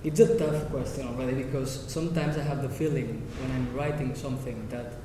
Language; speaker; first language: English; non-native, fluent; Catalan